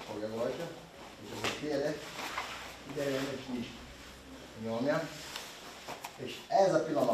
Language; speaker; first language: Hungarian; non-native, learner; Portuguese